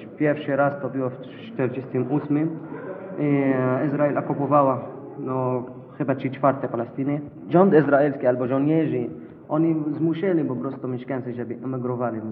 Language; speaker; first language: Polish; non-native, learner; Arabic